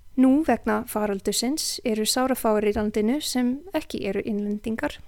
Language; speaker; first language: Icelandic; non-native, fluent; Serbian